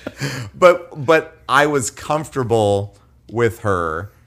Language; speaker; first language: English; native; English